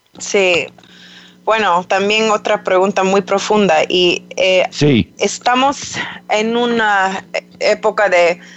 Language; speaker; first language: Spanish; non-native, fluent; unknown